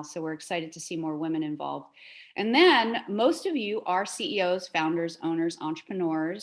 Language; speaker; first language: English; native; English